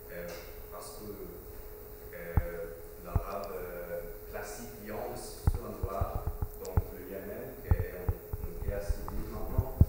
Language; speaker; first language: French; non-native, fluent; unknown